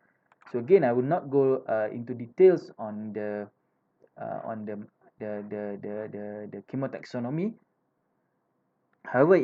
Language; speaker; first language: English; non-native, fluent; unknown